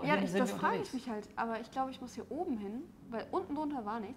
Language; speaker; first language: German; native; German